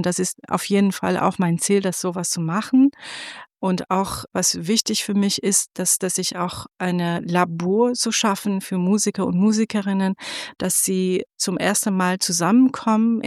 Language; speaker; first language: German; non-native, fluent; Persian